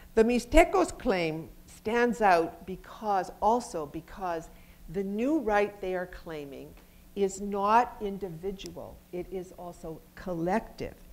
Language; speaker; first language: English; native; English